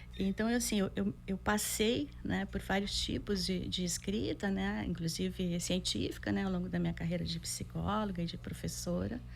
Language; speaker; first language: Portuguese; native; Portuguese